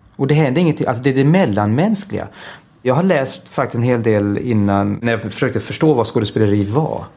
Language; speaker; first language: Swedish; early bilingual, heritage; Swedish